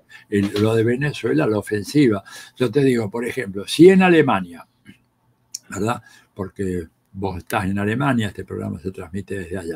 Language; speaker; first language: Spanish; native; Spanish